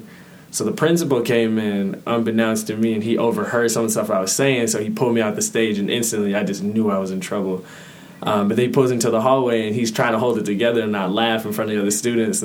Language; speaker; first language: English; native; English